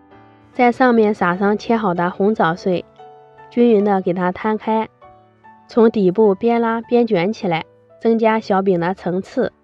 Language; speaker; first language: Chinese; native; Chinese